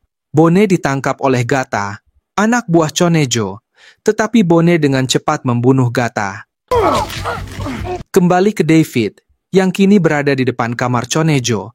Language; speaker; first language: Indonesian; native; Indonesian